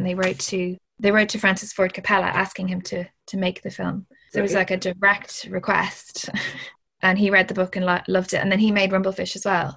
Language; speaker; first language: English; native; English